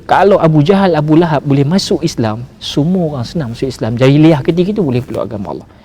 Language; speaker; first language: Malay; native; Malay